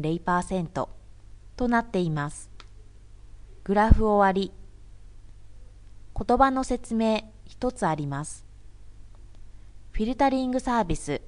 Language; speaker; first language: Japanese; native; Japanese